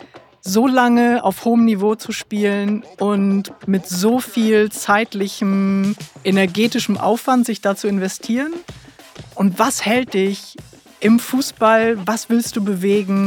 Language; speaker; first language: German; native; German